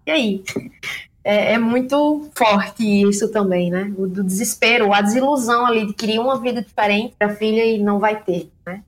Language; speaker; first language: Portuguese; native; Portuguese